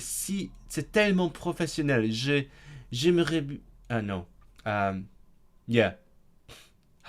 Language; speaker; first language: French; non-native, fluent; Cantonese